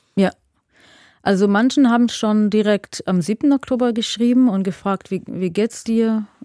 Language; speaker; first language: German; non-native, fluent; Hebrew